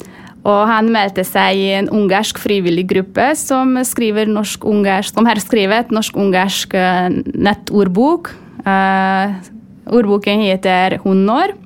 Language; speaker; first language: Norwegian; non-native, fluent; Hungarian